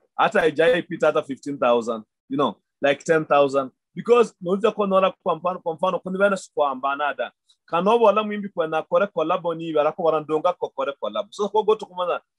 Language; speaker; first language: English; non-native, local second language; Luyia